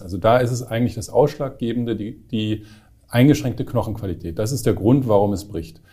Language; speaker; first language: German; native; German